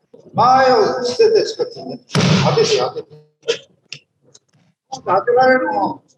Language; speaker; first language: Japanese; native; Japanese